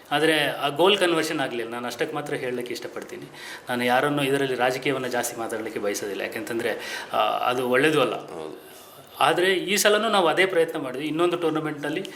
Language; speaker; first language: Kannada; non-native, local second language; Kodava